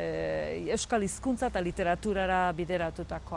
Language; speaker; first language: Basque; native; Basque